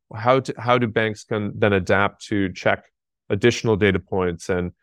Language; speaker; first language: English; native; English